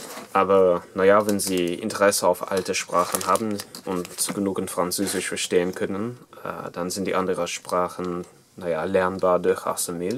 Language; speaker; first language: German; non-native, fluent; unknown